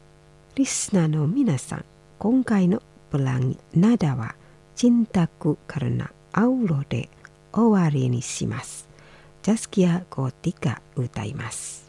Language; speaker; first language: Japanese; non-native, fluent; Indonesian